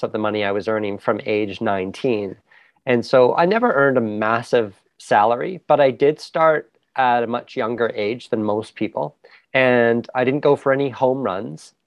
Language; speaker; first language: English; native; English